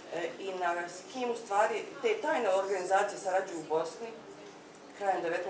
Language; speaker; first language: Bosnian; native; Bosnian